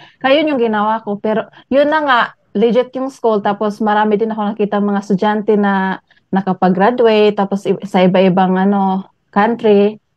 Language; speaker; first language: Filipino; non-native, local second language; Cebuano